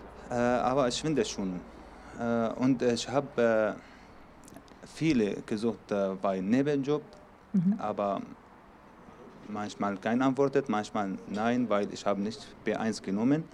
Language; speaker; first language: German; non-native, learner; Arabic